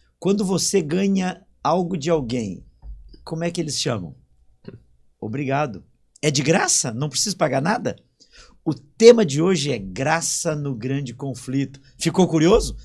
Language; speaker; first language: Portuguese; native; Portuguese